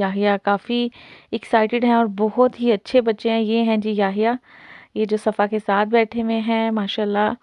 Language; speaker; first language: Hindi; native; Hindi